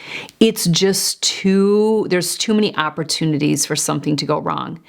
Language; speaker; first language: English; native; English